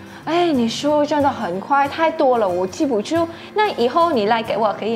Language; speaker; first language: Chinese; non-native, fluent; Thai